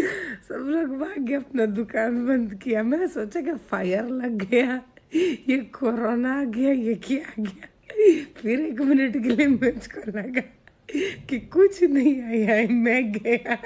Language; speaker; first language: Hindi; non-native, local second language; Pashto